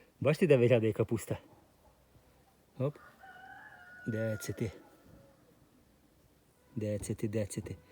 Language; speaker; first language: Ukrainian; native; Ukrainian